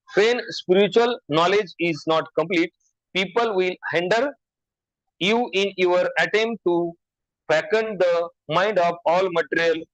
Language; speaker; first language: English; non-native, local second language; Marathi